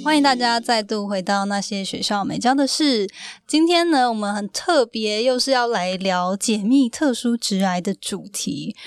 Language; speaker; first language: Chinese; native; Chinese